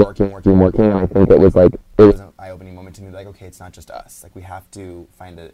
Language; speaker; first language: English; early bilingual, other home language; Spanish